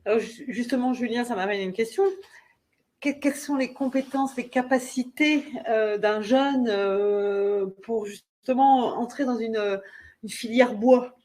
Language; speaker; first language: French; native; French